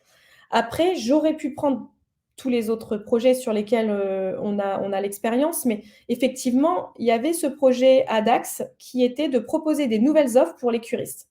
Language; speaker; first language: French; native; French